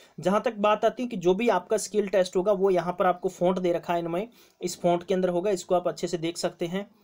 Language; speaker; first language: Hindi; non-native, local second language; Punjabi